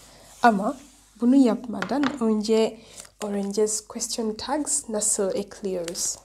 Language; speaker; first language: Turkish; non-native, learner; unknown